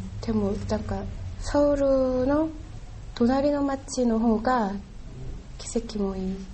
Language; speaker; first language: Japanese; non-native, fluent; Korean